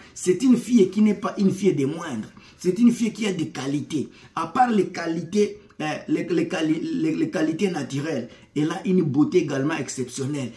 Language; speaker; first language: French; non-native, local second language; Lingala